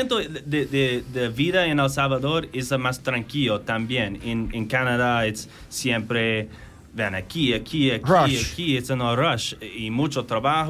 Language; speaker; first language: Spanish; non-native, learner; English